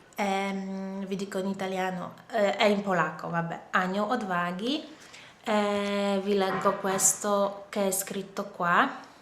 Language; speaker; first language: Italian; non-native, fluent; Polish